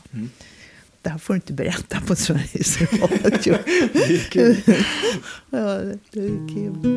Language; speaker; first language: Swedish; native; Swedish